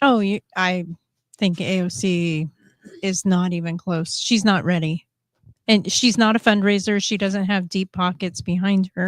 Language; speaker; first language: English; native; English